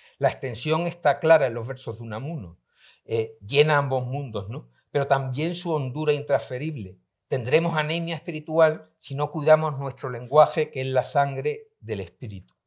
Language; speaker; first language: Spanish; native; Spanish